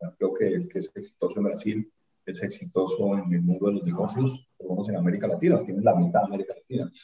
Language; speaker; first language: Spanish; native; Spanish